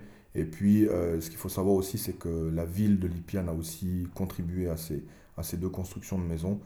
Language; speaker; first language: French; early bilingual, other home language; Albanian